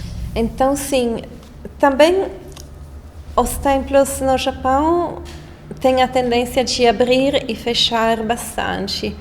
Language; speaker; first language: Portuguese; non-native, fluent; Italian